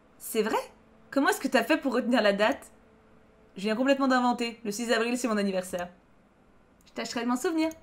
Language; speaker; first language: French; native; French